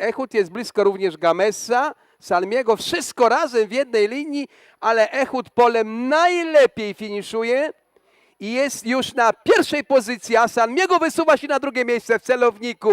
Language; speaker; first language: Polish; native; Polish